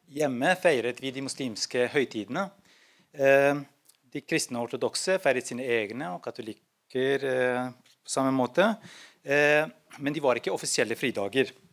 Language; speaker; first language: Norwegian; non-native, fluent; Albanian